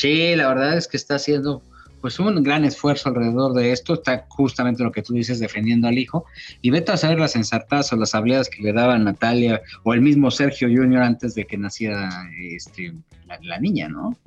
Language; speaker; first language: Spanish; native; Spanish